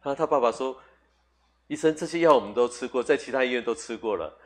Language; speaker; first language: Chinese; native; Chinese